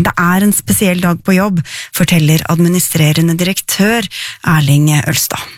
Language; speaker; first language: Norwegian; native; Norwegian